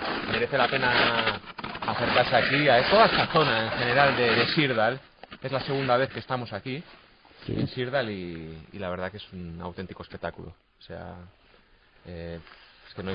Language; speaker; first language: Spanish; native; Spanish